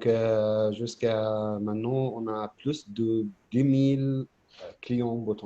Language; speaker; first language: French; non-native, fluent; Arabic